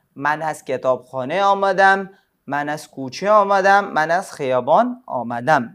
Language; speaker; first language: Persian; non-native, fluent; Urdu